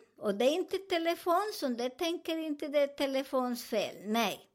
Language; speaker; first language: Swedish; non-native, learner; Spanish